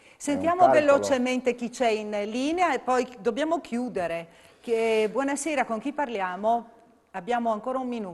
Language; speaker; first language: Italian; native; Italian